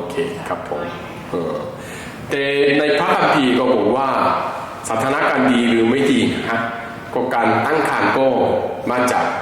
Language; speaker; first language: Thai; non-native, fluent; Korean